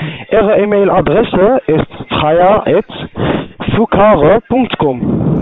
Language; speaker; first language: German; non-native, fluent; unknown